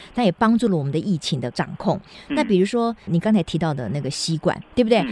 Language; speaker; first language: Chinese; native; Chinese